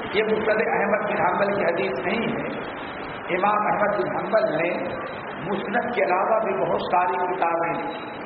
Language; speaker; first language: Urdu; native; Urdu